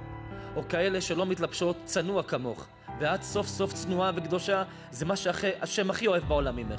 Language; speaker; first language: Hebrew; native; Hebrew